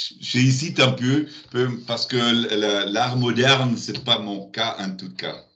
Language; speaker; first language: French; non-native, learner; German